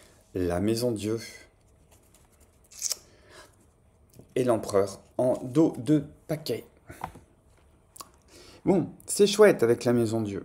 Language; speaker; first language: French; native; French